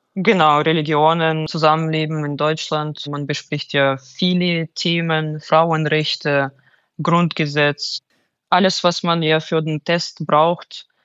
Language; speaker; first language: German; non-native, fluent; Russian